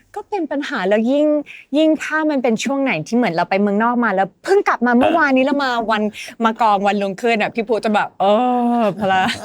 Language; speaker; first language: Thai; early bilingual, heritage; English